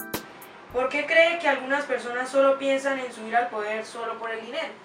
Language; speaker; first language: Spanish; native; Spanish